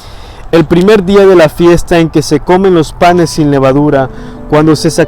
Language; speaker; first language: Spanish; native; Spanish